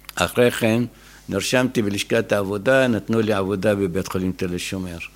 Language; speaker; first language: Hebrew; non-native, fluent; Arabic